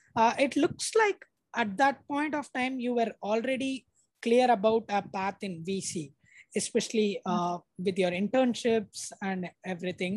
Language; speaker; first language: English; non-native, local second language; Tamil